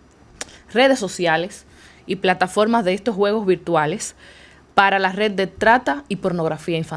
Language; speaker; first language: Spanish; native; Spanish